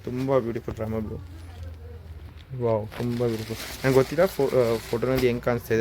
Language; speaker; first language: Kannada; non-native, local second language; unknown